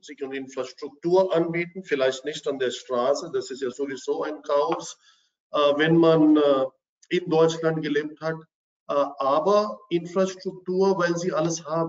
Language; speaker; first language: German; non-native, fluent; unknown